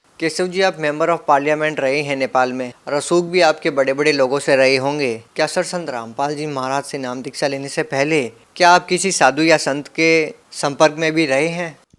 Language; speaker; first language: Hindi; native; Hindi